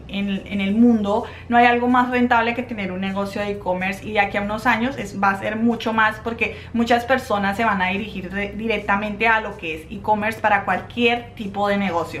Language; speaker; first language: Spanish; native; Spanish